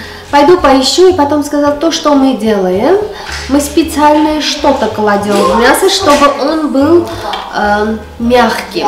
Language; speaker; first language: Russian; non-native, fluent; Armenian